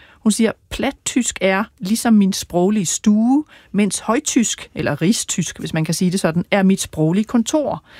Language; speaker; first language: Danish; native; Danish